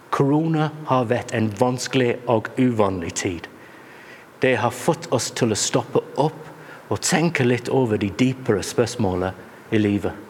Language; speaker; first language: Norwegian; non-native, fluent; English